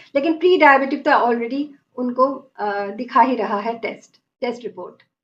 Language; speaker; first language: Hindi; non-native, local second language; Bangla